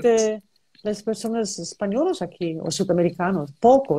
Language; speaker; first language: Spanish; non-native, learner; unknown